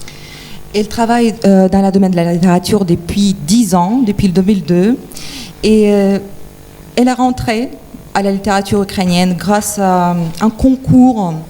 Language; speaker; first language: French; non-native, fluent; Ukrainian